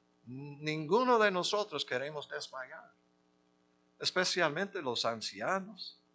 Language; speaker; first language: Spanish; non-native, fluent; English